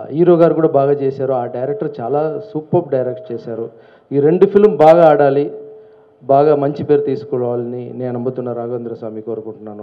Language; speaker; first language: Telugu; non-native, local second language; Tamil